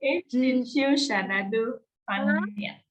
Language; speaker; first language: Chinese; non-native, learner; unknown